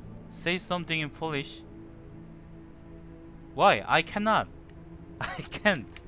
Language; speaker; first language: English; non-native, learner; Korean